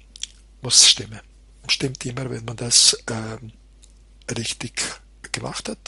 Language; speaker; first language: German; non-native, fluent; Croatian